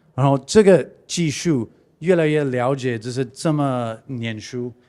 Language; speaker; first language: Chinese; non-native, fluent; English